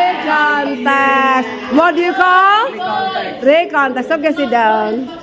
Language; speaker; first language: English; non-native, fluent; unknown